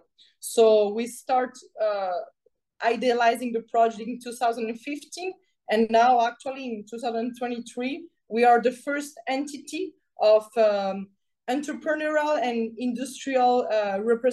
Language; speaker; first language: English; non-native, fluent; Spanish